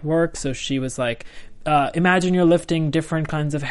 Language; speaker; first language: English; non-native, local second language; Hindi